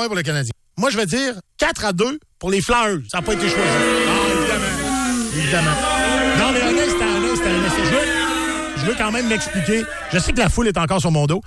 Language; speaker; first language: French; native; French